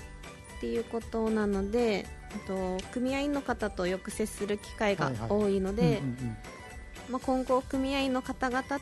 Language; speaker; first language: Japanese; native; Japanese